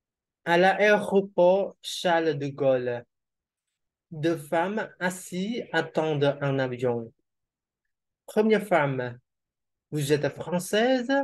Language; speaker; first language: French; non-native, learner; Khmer